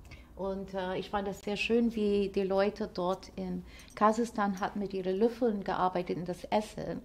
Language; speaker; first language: German; non-native, fluent; English